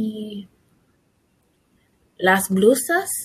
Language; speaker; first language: Spanish; non-native, learner; English